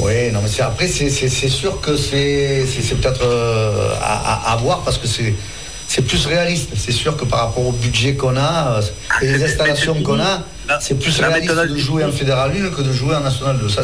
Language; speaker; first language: French; native; French